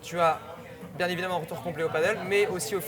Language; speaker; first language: French; native; French